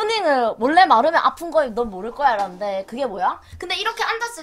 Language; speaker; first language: Korean; native; Korean